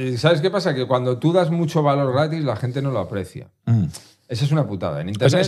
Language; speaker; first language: Spanish; native; Spanish